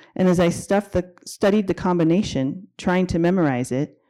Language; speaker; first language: English; native; English